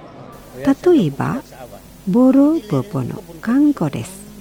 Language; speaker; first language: Japanese; non-native, fluent; Indonesian